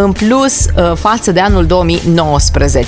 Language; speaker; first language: Romanian; native; Romanian